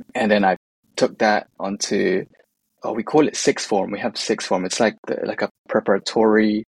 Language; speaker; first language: English; native; English